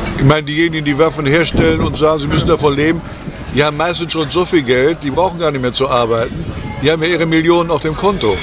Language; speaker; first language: German; native; German